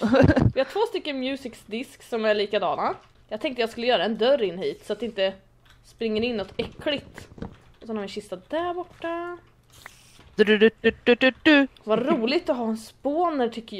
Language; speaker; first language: Swedish; native; Swedish